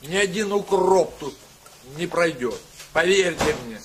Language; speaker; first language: Russian; native; Russian